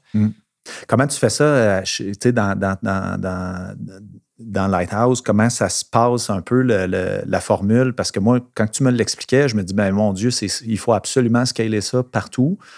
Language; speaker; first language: French; native; French